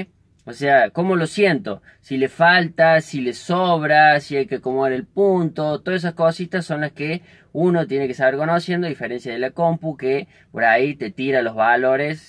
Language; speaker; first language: Spanish; native; Spanish